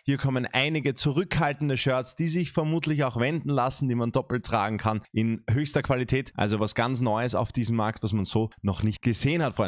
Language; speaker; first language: German; native; German